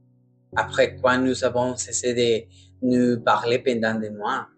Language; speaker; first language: French; non-native, learner; Spanish